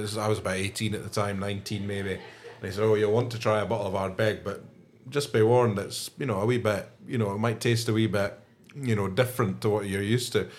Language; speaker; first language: English; native; English